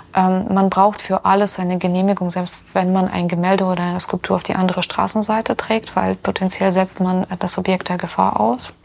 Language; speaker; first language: German; non-native, fluent; Ukrainian